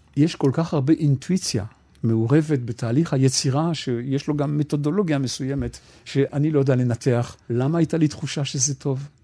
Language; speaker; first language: Hebrew; non-native, fluent; French